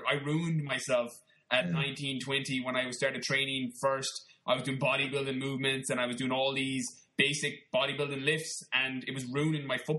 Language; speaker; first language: English; native; English